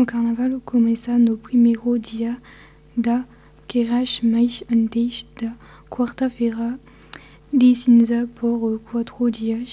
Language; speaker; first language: Portuguese; non-native, learner; French